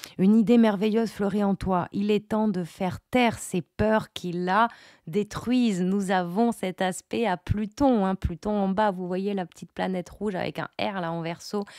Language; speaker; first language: French; native; French